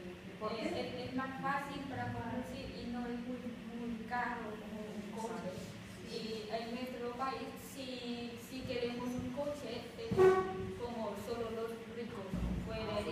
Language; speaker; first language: Spanish; non-native, learner; Vietnamese